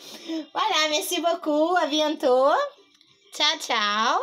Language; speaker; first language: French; non-native, learner; Portuguese